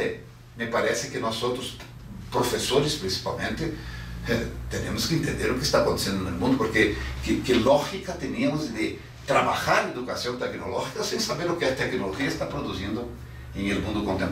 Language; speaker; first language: Spanish; non-native, fluent; Portuguese